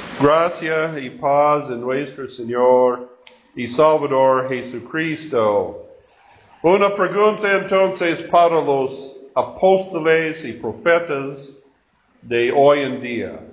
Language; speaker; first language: Spanish; non-native, learner; English